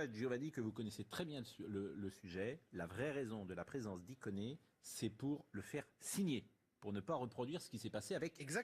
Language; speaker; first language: French; native; French